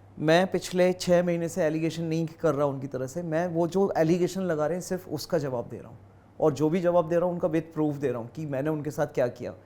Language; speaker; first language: Hindi; native; Hindi